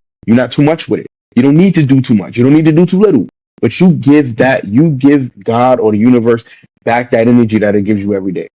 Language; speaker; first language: English; native; English